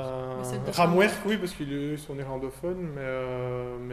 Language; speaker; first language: French; native; French